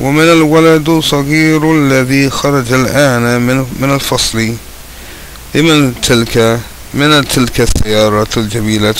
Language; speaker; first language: Arabic; non-native, fluent; English